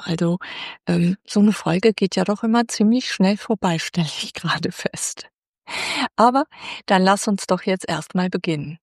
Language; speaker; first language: German; native; German